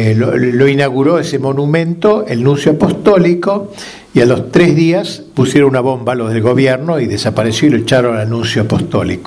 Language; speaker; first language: Spanish; native; Spanish